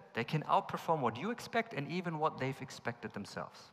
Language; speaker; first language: English; non-native, fluent; German